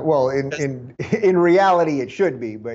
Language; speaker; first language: English; native; English